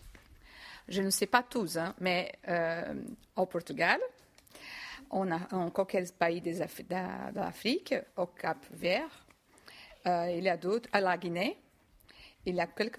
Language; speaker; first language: French; non-native, learner; Portuguese